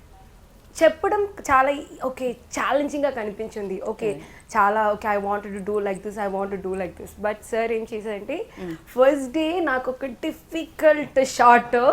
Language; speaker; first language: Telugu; non-native, learner; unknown